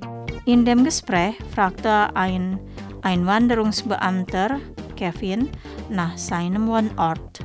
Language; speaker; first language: German; non-native, fluent; Indonesian